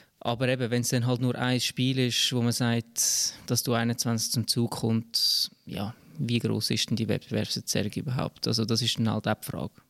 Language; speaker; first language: German; native; German